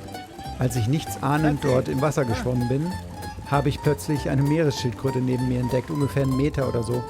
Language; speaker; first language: German; native; German